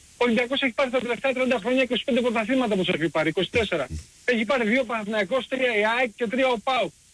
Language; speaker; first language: Greek; early bilingual, heritage; Greek